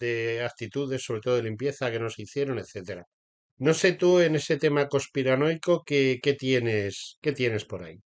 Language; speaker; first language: Spanish; native; Spanish